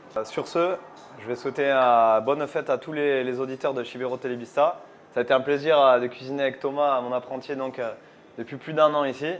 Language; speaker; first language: French; native; French